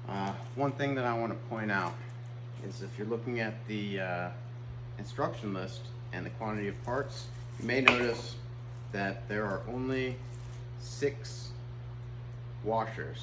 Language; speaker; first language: English; native; English